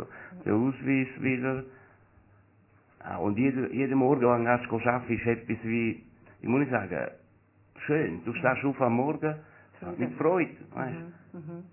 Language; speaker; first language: German; non-native, learner; Italian